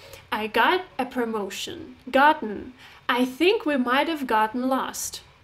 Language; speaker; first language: English; non-native, fluent; Russian